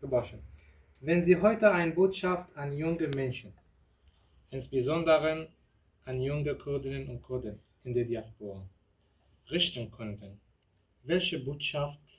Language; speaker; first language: German; non-native, learner; Kurdish